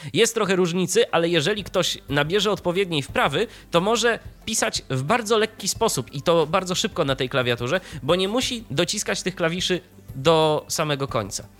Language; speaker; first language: Polish; native; Polish